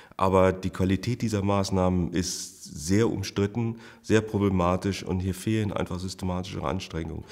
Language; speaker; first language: German; native; German